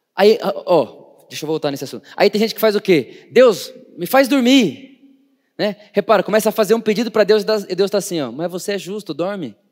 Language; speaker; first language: Portuguese; native; Portuguese